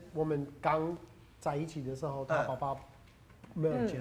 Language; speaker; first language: Chinese; non-native, fluent; English